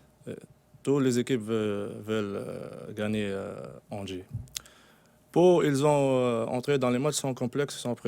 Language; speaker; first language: French; non-native, local second language; Arabic